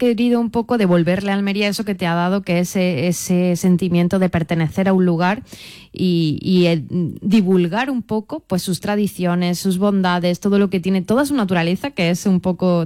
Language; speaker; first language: Spanish; native; Spanish